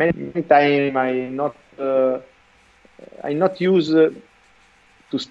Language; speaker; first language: English; non-native, learner; Italian